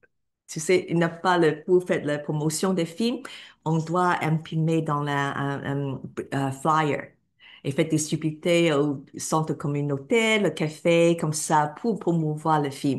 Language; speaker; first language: French; non-native, fluent; Cantonese